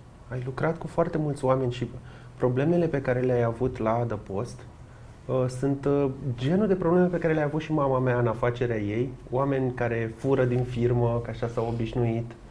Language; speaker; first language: Romanian; native; Romanian